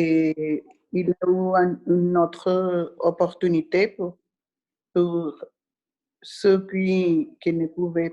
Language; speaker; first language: French; non-native, learner; Spanish